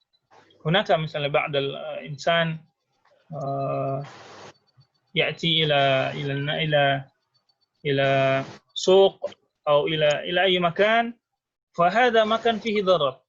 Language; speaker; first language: Arabic; non-native, fluent; Indonesian